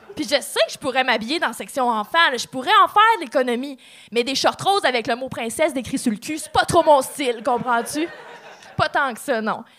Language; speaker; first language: French; native; French